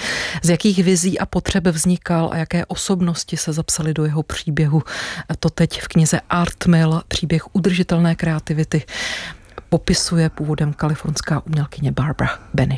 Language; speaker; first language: Czech; native; Czech